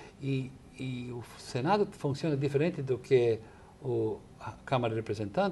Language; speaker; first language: Portuguese; non-native, fluent; English